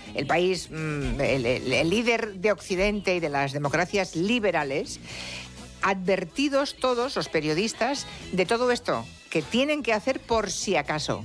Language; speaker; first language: Spanish; native; Spanish